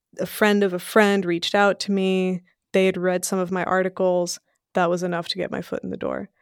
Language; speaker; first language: English; early bilingual, other home language; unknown